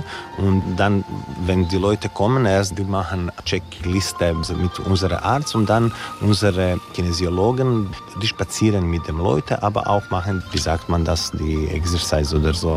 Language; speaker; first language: German; non-native, learner; Croatian